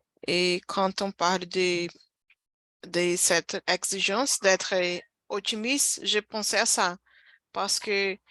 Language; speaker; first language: French; non-native, fluent; Portuguese